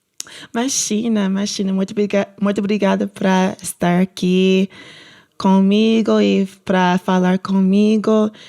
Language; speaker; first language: Portuguese; non-native, learner; English